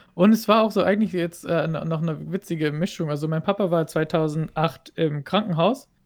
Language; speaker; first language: German; non-native, fluent; Hebrew